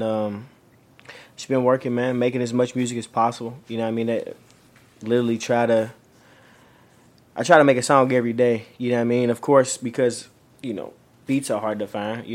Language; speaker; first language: English; native; English